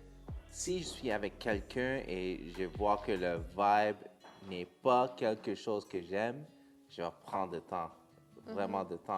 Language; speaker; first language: French; non-native, local second language; English